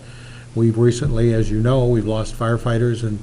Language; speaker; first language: English; native; English